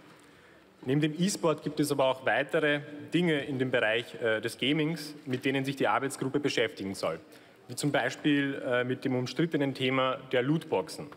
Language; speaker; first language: German; native; German